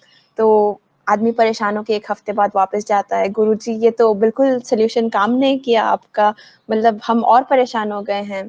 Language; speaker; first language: Hindi; native; Hindi